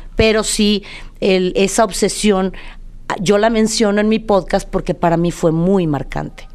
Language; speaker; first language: Spanish; native; Spanish